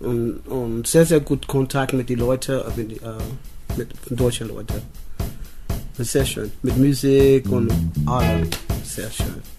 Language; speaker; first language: German; non-native, learner; English